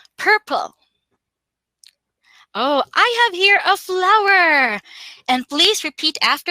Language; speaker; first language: English; non-native, local second language; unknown